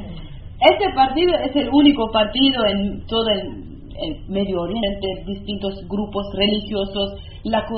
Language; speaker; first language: Spanish; non-native, learner; Kurdish